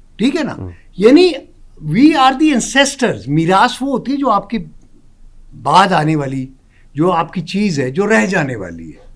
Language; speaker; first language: Urdu; non-native, local second language; Pashto